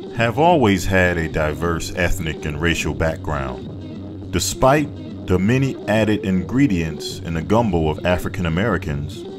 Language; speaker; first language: English; native; English